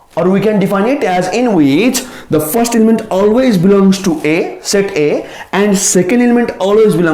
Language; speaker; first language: English; non-native, local second language; Nepali